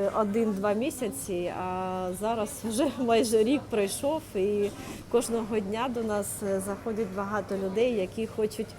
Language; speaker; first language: Ukrainian; native; Ukrainian